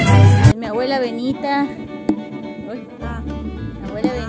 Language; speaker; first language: Spanish; native; Spanish